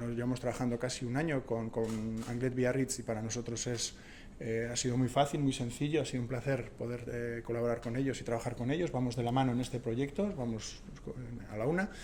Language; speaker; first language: Spanish; native; Spanish